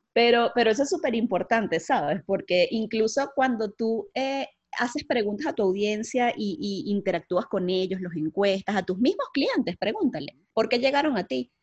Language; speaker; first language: Spanish; native; Spanish